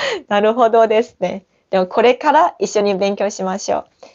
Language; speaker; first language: Japanese; non-native, fluent; Chinese